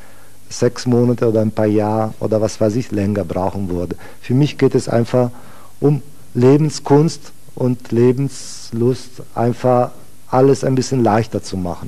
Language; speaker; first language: German; non-native, fluent; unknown